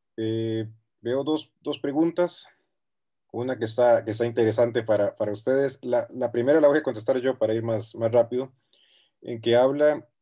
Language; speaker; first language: Spanish; native; Spanish